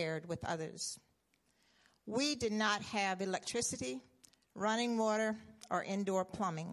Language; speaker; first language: English; native; English